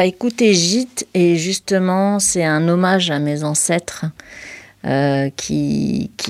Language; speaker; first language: French; non-native, local second language; Arabic